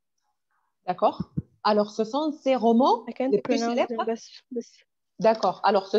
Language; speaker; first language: French; non-native, fluent; Arabic